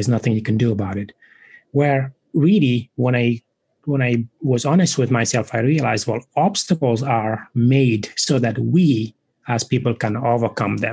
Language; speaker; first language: English; non-native, fluent; Wolof